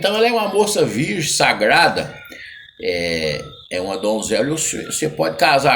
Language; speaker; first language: Portuguese; native; Portuguese